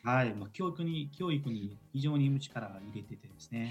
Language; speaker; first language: Japanese; non-native, fluent; Uzbek